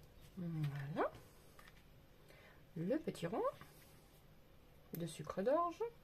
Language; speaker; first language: French; native; French